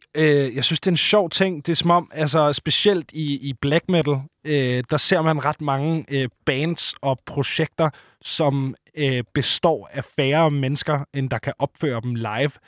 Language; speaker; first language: Danish; native; Danish